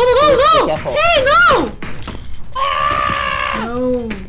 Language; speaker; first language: English; non-native, learner; Korean